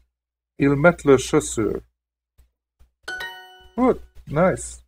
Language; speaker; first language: French; non-native, learner; English